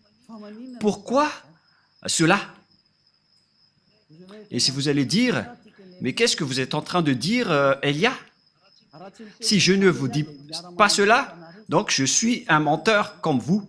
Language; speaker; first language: French; non-native, local second language; Malagasy